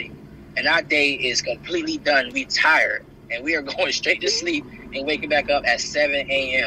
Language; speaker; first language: English; native; English